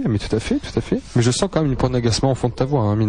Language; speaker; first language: French; native; French